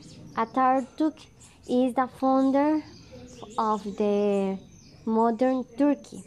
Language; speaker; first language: English; non-native, learner; Spanish